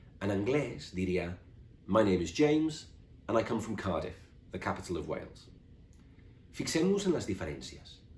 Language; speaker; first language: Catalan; non-native, fluent; English